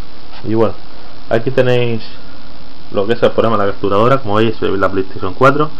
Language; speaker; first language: Spanish; native; Spanish